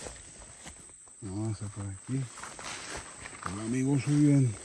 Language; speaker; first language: Spanish; native; Spanish